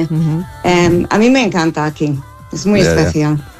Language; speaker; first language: Spanish; non-native, fluent; English